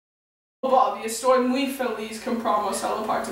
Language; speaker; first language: Spanish; non-native, learner; English